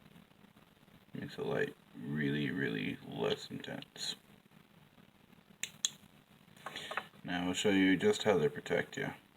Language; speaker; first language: English; native; English